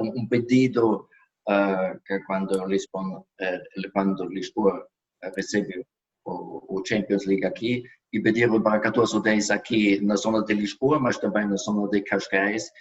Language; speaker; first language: Portuguese; non-native, fluent; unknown